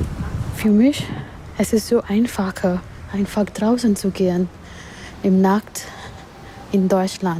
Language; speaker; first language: German; non-native, learner; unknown